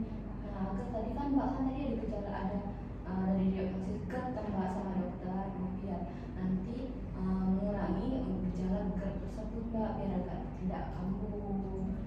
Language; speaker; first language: Indonesian; native; Indonesian